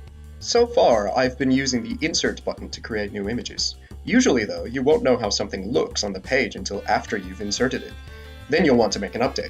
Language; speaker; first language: English; native; English